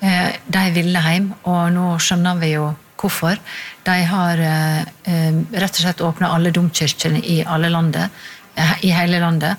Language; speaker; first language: Norwegian; native; Norwegian